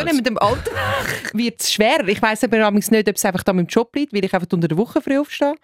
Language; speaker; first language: German; native; German